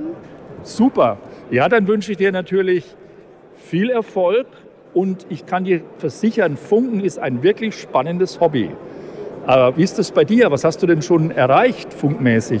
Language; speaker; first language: German; native; German